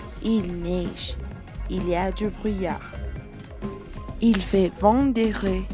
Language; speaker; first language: French; non-native, fluent; Spanish